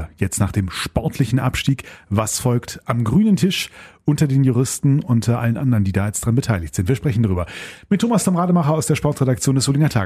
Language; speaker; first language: German; native; German